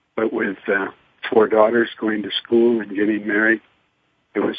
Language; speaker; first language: English; native; English